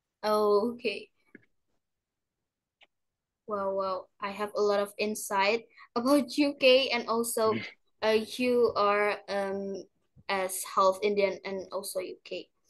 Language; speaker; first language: English; non-native, learner; Indonesian